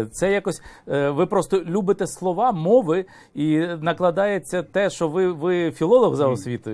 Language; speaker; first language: Ukrainian; native; Ukrainian